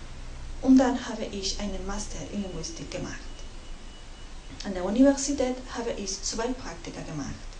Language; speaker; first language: German; non-native, learner; Spanish